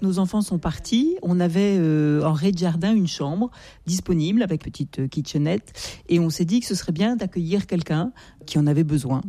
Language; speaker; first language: French; native; French